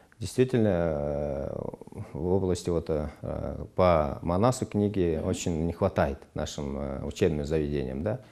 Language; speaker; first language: Russian; non-native, local second language; Kyrgyz